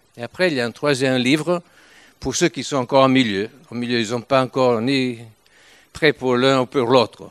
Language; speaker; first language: French; non-native, fluent; Italian